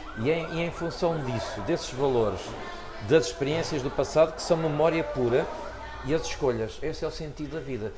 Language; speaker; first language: Portuguese; native; Portuguese